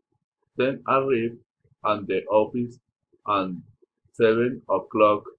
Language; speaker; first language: English; non-native, learner; Spanish